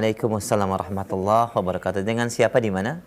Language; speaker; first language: Indonesian; native; Indonesian